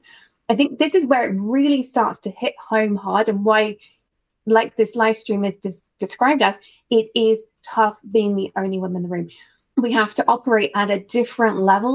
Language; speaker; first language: English; native; English